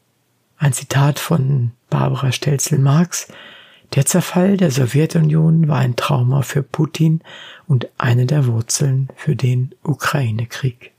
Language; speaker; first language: German; native; German